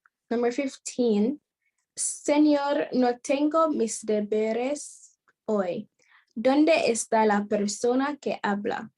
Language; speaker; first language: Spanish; non-native, fluent; English